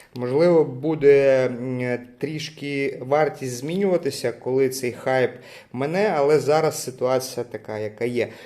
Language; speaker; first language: Ukrainian; non-native, local second language; Russian